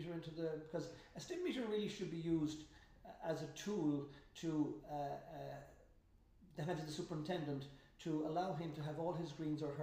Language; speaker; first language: English; native; English